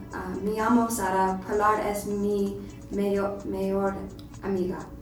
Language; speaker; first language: Spanish; non-native, learner; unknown